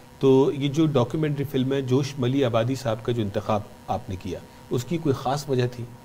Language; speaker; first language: Urdu; native; Urdu